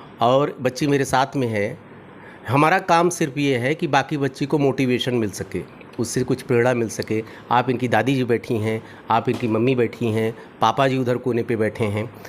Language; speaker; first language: Hindi; native; Hindi